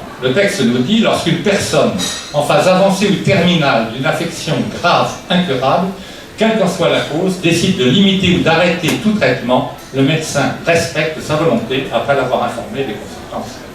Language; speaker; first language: French; native; French